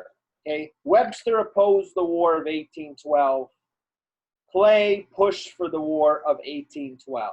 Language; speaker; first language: English; native; English